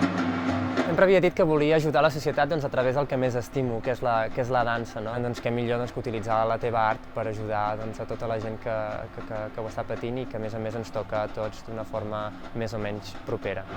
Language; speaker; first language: Catalan; native; Catalan